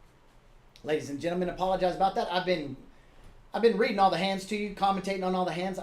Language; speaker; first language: English; native; English